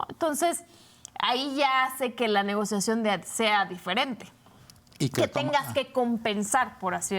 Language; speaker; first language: Spanish; native; Spanish